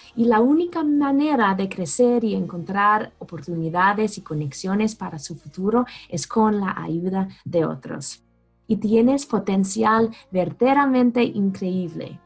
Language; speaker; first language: Spanish; non-native, fluent; English